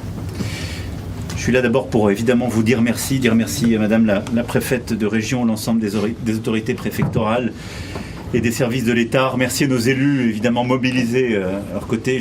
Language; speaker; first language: French; native; French